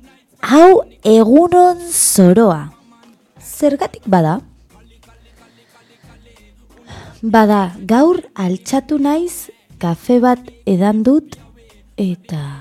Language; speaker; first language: Basque; non-native, local second language; Spanish